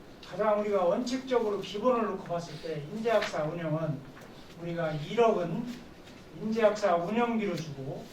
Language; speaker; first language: Korean; native; Korean